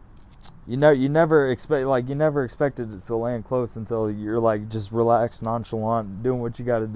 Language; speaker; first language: English; native; English